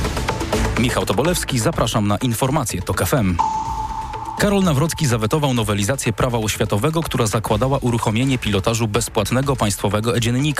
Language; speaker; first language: Polish; native; Polish